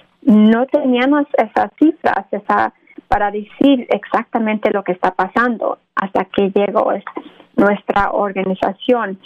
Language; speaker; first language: Spanish; early bilingual, other home language; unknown